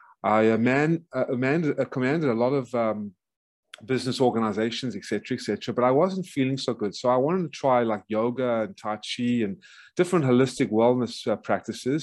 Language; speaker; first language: English; native; English